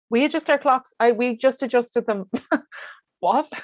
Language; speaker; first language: English; native; English